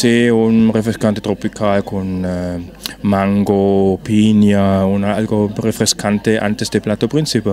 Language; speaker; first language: Spanish; non-native, fluent; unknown